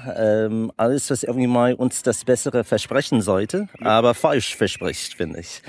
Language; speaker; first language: German; non-native, fluent; English